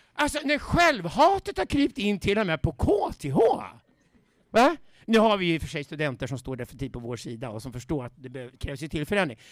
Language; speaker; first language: Swedish; native; Swedish